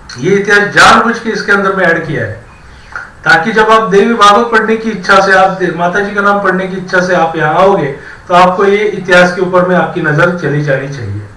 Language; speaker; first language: Hindi; non-native, local second language; Marathi